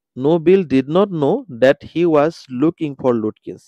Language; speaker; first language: English; non-native, local second language; Assamese